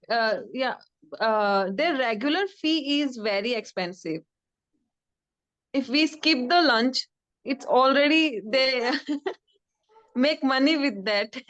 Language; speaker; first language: English; non-native, learner; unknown